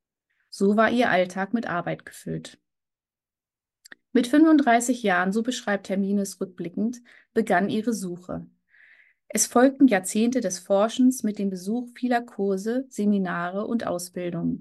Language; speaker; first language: German; native; German